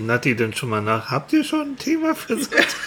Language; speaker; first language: German; native; German